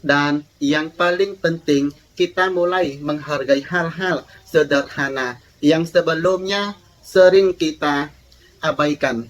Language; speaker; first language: Indonesian; non-native, fluent; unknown